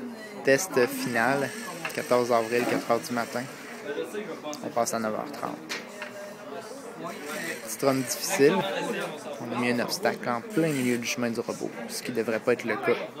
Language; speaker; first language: French; native; French